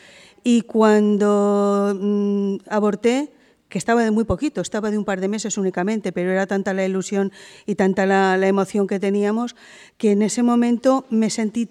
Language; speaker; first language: Spanish; native; Spanish